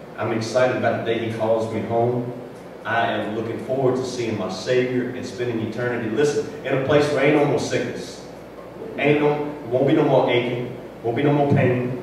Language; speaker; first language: English; native; English